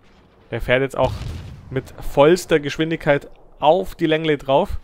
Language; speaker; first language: German; native; German